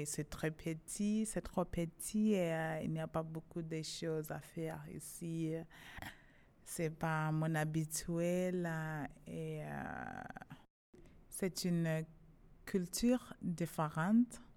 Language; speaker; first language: French; non-native, fluent; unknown